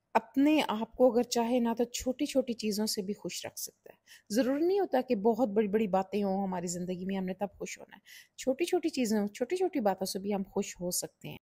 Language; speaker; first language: Urdu; native; Urdu